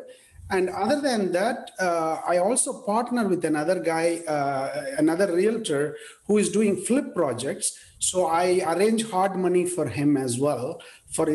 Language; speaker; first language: English; non-native, local second language; Tamil